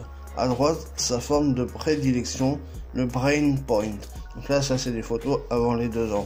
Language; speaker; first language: French; native; French